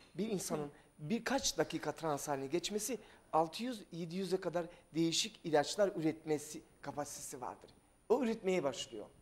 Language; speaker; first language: Turkish; non-native, fluent; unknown